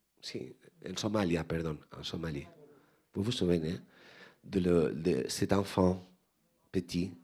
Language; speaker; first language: French; non-native, learner; Spanish